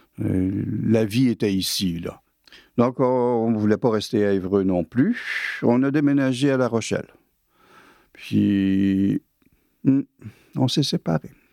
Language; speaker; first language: French; native; French